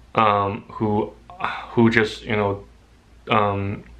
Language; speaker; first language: English; non-native, fluent; Chinese